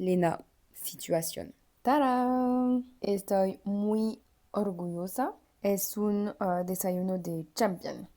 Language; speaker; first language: Spanish; non-native, learner; French